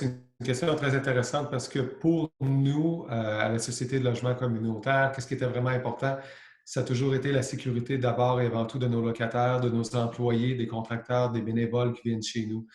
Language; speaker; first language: French; native; French